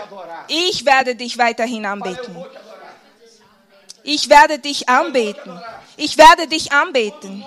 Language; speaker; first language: German; non-native, fluent; Portuguese